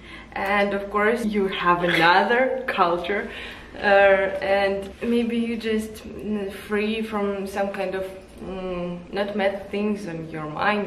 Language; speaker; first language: English; non-native, learner; Russian